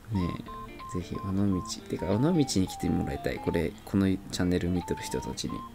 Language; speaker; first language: Japanese; native; Japanese